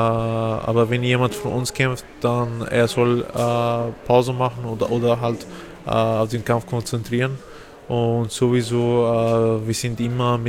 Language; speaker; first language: German; non-native, fluent; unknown